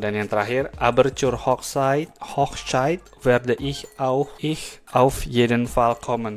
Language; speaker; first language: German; non-native, fluent; Indonesian